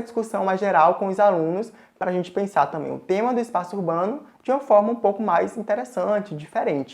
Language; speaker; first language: Portuguese; native; Portuguese